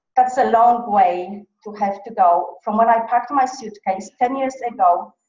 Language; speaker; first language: English; non-native, fluent; Polish